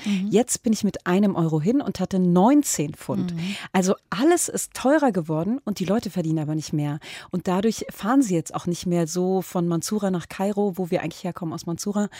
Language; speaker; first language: German; early bilingual, other home language; Arabic